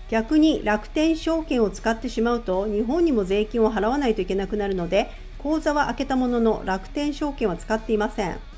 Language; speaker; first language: Japanese; native; Japanese